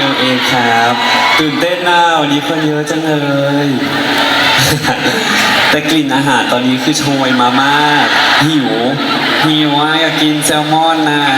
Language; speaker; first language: Thai; native; Thai